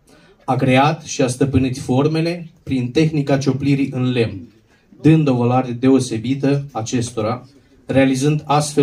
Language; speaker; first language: Romanian; native; Romanian